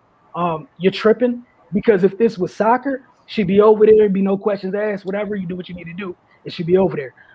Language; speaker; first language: English; native; English